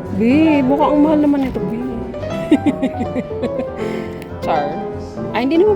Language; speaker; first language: Filipino; non-native, local second language; Cebuano